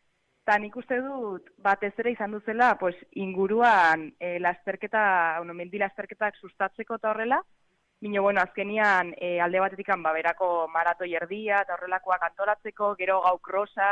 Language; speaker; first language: Basque; native; Basque